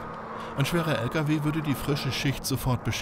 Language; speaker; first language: German; native; German